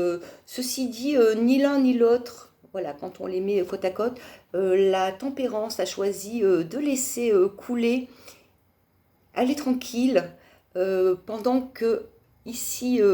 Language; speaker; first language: French; native; French